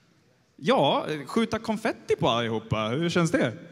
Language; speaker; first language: Swedish; native; Swedish